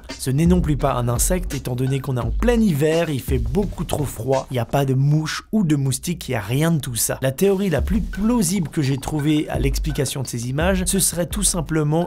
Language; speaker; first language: French; native; French